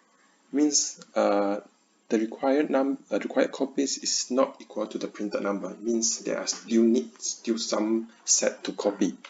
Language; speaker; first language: English; non-native, learner; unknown